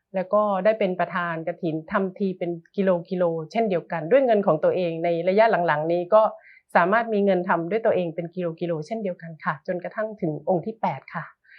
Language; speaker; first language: Thai; native; Thai